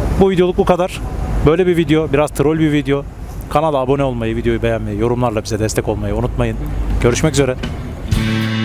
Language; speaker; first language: Turkish; native; Turkish